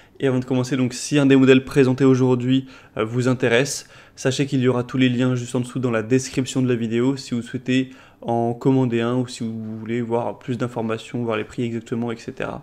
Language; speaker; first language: French; native; French